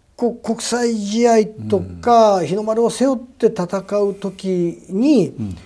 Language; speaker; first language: Japanese; native; Japanese